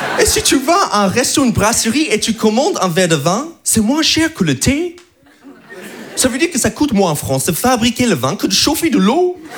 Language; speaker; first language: French; non-native, fluent; English